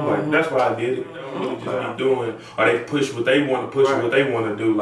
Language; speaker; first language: English; native; English